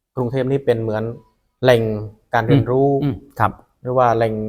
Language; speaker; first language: Thai; non-native, local second language; Khmer